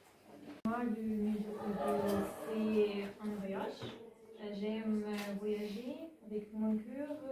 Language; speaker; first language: French; non-native, learner; Ukrainian